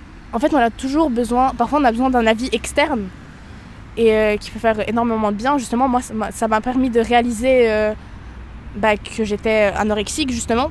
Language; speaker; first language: French; native; French